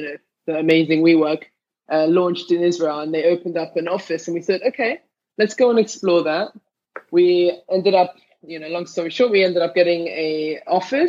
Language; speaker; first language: English; native; English